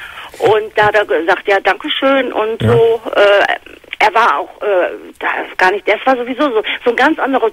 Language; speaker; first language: German; native; German